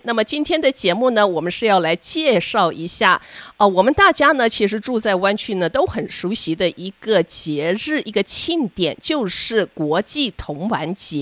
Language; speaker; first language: Chinese; native; Chinese